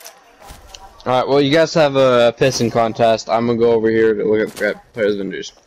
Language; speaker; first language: English; native; English